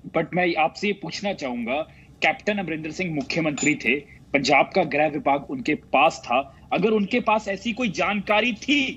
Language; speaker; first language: Hindi; native; Hindi